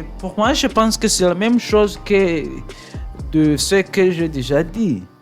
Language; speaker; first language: French; non-native, learner; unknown